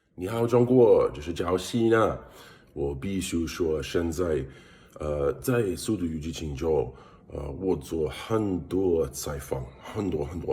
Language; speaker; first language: Chinese; non-native, learner; English